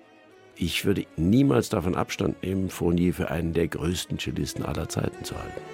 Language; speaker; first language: German; native; German